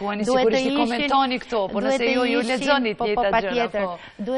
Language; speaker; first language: Albanian; native; Albanian